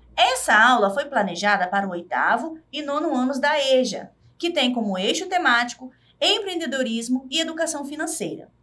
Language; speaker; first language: Portuguese; native; Portuguese